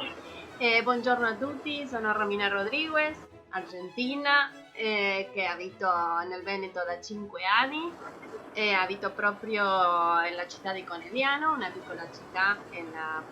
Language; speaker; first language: Italian; non-native, learner; Spanish